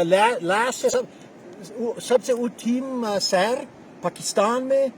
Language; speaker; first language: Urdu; non-native, local second language; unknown